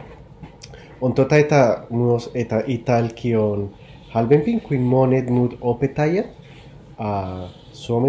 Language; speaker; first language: Finnish; non-native, learner; Spanish